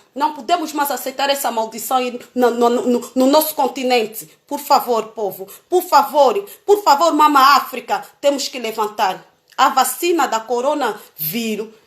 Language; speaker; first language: Portuguese; native; Portuguese